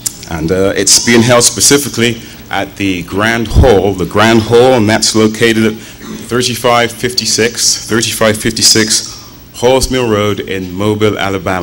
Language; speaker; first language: English; native; English